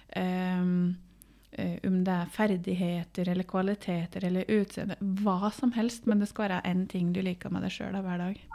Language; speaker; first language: Norwegian; native; Norwegian